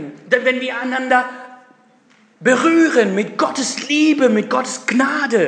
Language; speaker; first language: German; non-native, fluent; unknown